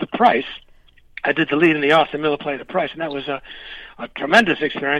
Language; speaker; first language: English; early bilingual, other home language; Spanish